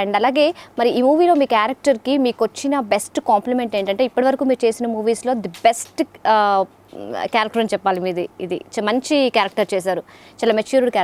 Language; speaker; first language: Telugu; native; Telugu